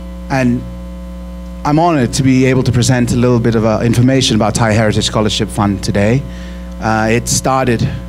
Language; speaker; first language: English; early bilingual, other home language; Thai